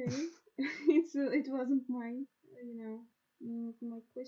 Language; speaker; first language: English; non-native, learner; Russian